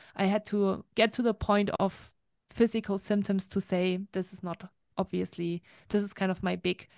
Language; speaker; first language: English; non-native, fluent; German